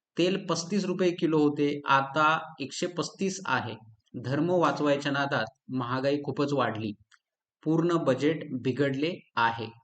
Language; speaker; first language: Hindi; non-native, local second language; Marathi